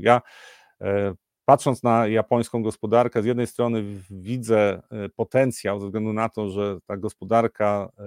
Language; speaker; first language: Polish; native; Polish